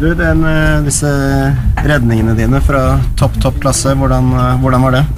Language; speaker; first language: Norwegian; native; Norwegian